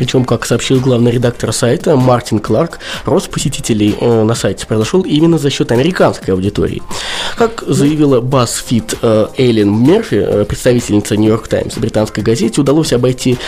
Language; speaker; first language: Russian; native; Russian